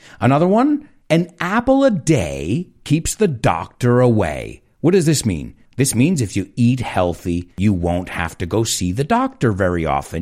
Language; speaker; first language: English; early bilingual, other home language; Spanish